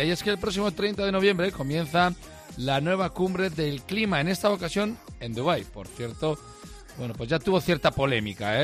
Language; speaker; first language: Spanish; native; Spanish